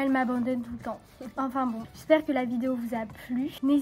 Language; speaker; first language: French; native; French